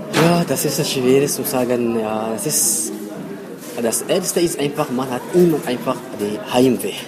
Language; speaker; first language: German; non-native, learner; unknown